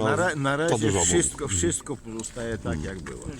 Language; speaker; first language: Polish; non-native, fluent; Russian